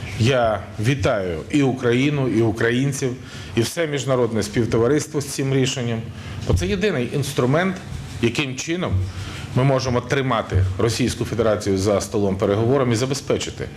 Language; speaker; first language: Ukrainian; native; Ukrainian